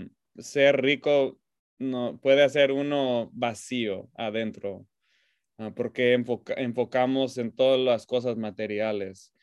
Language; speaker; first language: Spanish; non-native, fluent; English